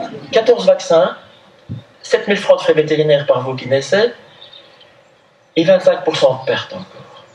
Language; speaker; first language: French; native; French